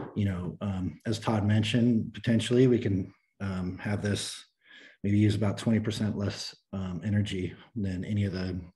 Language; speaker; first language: English; native; English